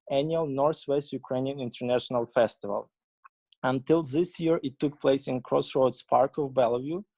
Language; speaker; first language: English; non-native, fluent; Ukrainian